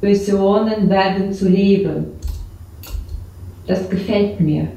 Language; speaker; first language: German; non-native, learner; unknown